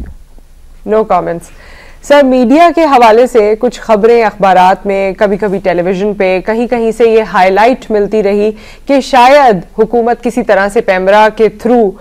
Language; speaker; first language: Urdu; native; Urdu